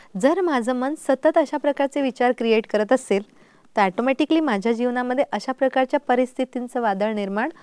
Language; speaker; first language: Marathi; native; Marathi